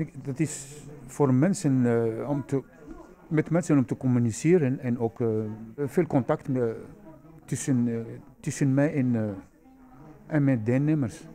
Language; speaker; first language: Dutch; non-native, fluent; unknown